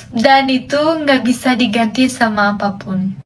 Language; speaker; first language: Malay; non-native, fluent; Japanese